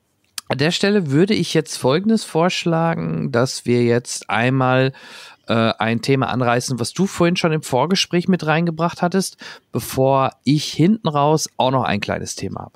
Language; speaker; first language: German; native; German